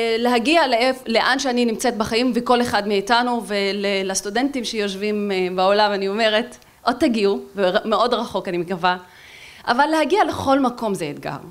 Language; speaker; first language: Hebrew; non-native, local second language; Arabic